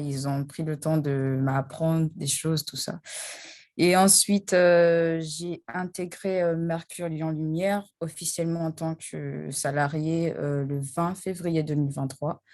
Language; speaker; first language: French; non-native, local second language; Rundi